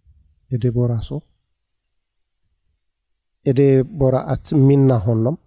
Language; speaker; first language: Swedish; non-native, learner; Tigrinya